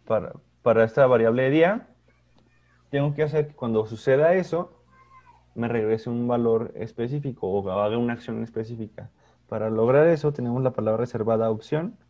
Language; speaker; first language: Spanish; native; Spanish